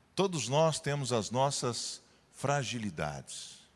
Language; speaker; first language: Portuguese; native; Portuguese